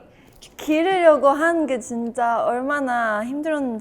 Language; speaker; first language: Korean; non-native, fluent; Chinese